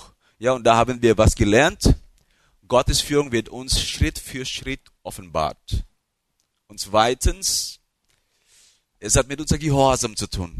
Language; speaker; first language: German; non-native, fluent; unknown